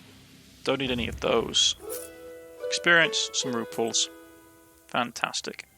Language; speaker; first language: English; native; English